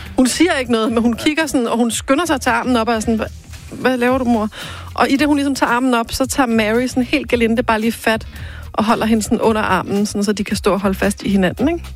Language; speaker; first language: Danish; native; Danish